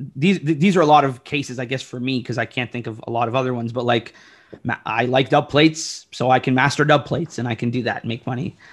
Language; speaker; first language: English; native; English